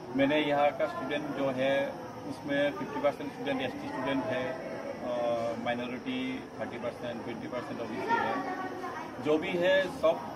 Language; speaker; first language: Hindi; non-native, local second language; Bangla